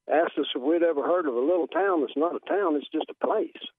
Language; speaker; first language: English; native; English